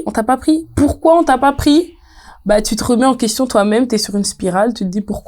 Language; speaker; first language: French; native; French